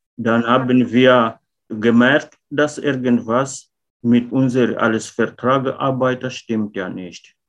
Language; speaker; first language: German; non-native, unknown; Portuguese